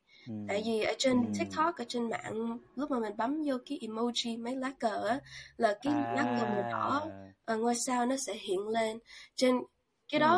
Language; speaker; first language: Vietnamese; early bilingual, heritage; Vietnamese